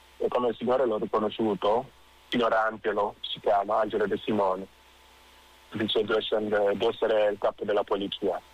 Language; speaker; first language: Italian; non-native, fluent; Wolof